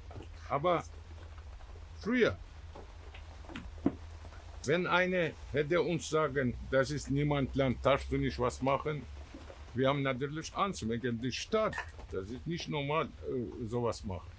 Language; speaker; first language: German; non-native, learner; Turkish